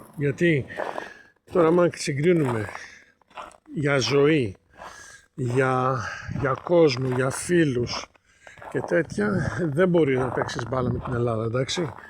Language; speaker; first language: Greek; native; Greek